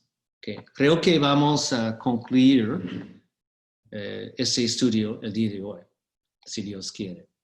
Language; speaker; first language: Spanish; non-native, fluent; English